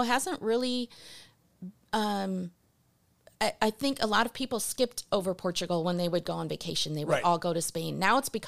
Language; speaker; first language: English; early bilingual, other home language; Portuguese